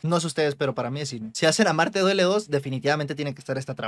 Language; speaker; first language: Spanish; native; Spanish